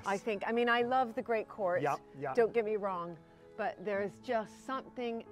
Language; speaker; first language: English; native; English